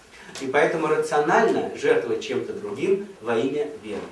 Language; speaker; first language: Russian; native; Russian